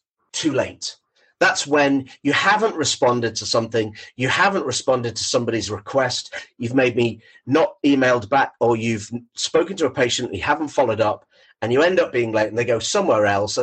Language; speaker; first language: English; native; English